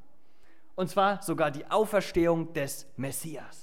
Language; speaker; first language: German; native; German